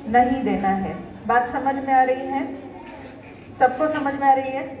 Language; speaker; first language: Hindi; non-native, local second language; Marathi